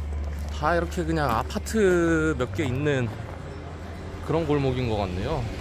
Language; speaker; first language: Korean; native; Korean